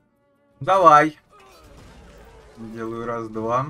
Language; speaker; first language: Russian; native; Russian